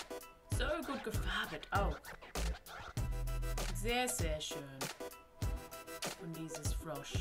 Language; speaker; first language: German; non-native, learner; English